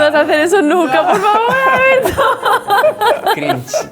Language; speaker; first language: Spanish; native; Spanish